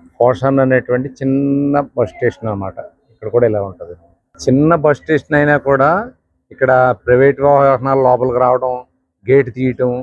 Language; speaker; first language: Telugu; native; Telugu